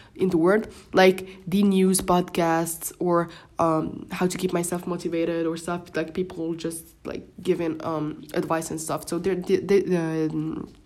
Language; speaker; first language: English; non-native, fluent; Arabic